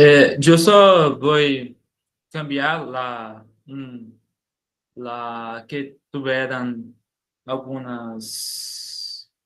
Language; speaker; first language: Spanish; non-native, learner; Portuguese